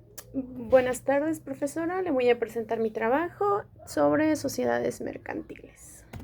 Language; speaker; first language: Spanish; native; Spanish